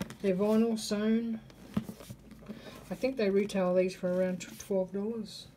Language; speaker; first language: English; native; English